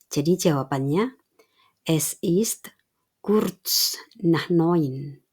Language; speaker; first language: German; non-native, fluent; Indonesian